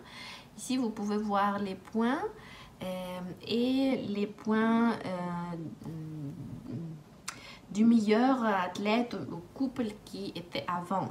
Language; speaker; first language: French; non-native, fluent; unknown